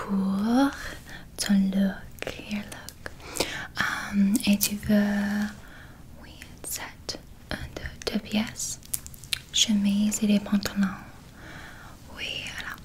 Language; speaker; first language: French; non-native, learner; English